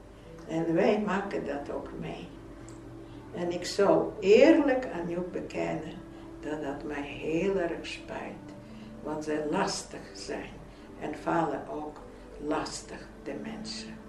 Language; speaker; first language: Dutch; non-native, fluent; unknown